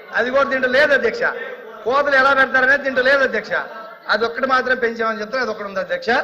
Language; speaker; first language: Telugu; native; Telugu